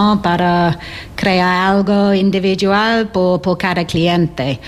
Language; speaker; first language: Spanish; non-native, learner; English